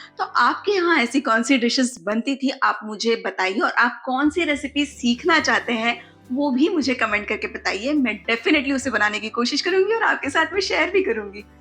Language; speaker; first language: Hindi; non-native, local second language; Marathi